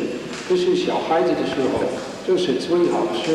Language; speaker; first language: Chinese; non-native, learner; English